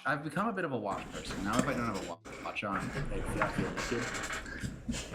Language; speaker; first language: English; native; English